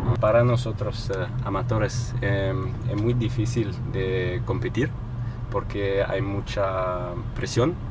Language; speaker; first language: Spanish; non-native, learner; French